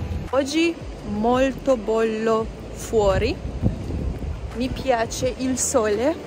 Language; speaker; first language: Italian; non-native, learner; Polish